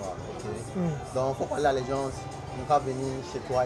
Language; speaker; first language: French; non-native, learner; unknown